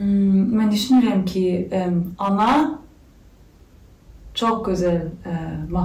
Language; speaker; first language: Azerbaijani; non-native, learner; German